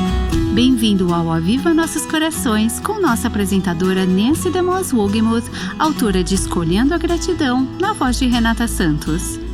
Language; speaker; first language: Portuguese; native; Portuguese